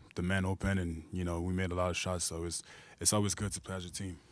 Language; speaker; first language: English; native; English